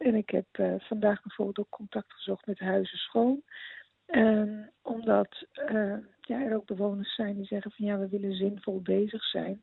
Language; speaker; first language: Dutch; native; Dutch